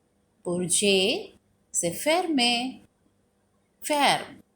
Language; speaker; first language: French; non-native, fluent; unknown